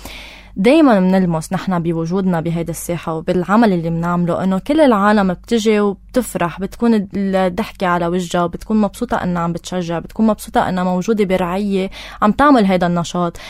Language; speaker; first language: Arabic; native; Arabic